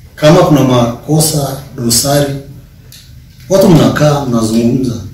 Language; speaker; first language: Swahili; non-native, local second language; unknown